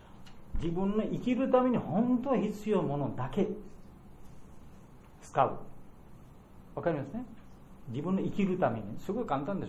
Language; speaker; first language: Japanese; non-native, learner; Bangla